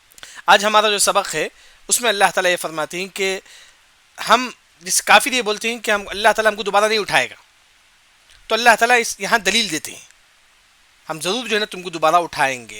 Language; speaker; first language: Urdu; non-native, local second language; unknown